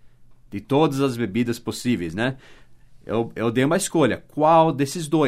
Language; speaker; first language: Portuguese; non-native, fluent; English